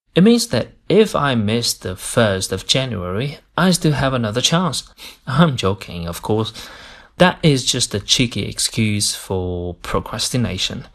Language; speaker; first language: English; non-native, fluent; Chinese